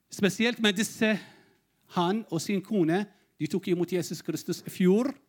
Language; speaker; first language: Norwegian; non-native, learner; Arabic